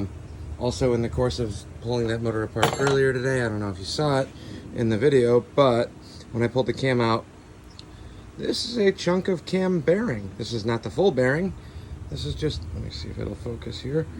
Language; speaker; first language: English; native; English